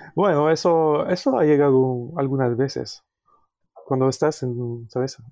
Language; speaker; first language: Spanish; non-native, fluent; French